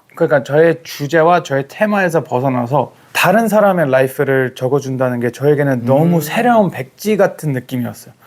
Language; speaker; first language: Korean; early bilingual, heritage; Korean